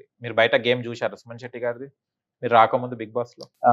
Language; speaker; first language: Telugu; native; Telugu